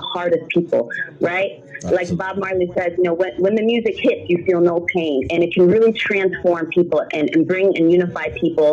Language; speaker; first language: English; early bilingual, other home language; German